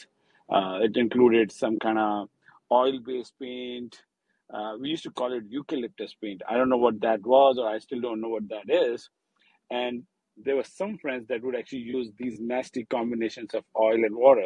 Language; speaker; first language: English; non-native, local second language; Hindi